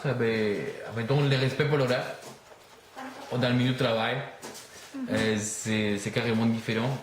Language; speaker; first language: French; non-native, learner; Spanish